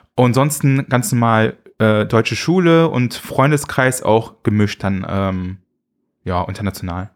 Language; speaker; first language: German; native; German